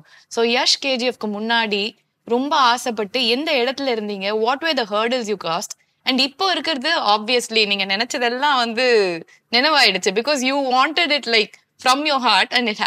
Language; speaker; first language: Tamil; native; Tamil